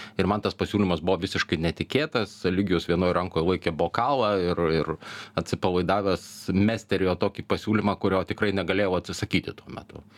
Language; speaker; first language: Lithuanian; native; Lithuanian